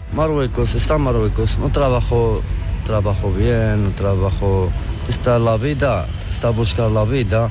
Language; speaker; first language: Spanish; non-native, learner; Arabic